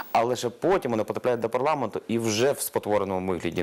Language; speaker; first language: Ukrainian; non-native, local second language; Russian